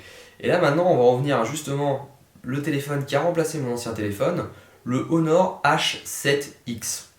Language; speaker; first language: French; native; French